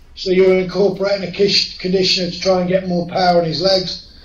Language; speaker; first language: English; native; English